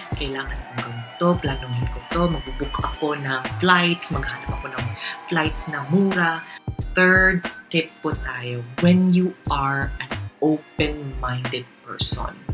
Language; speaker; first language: Filipino; non-native, local second language; Cebuano